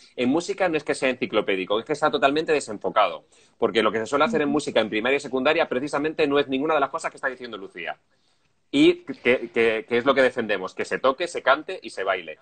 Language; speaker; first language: Spanish; native; Spanish